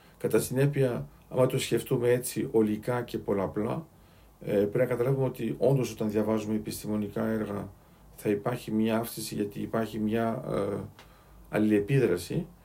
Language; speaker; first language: Greek; native; Greek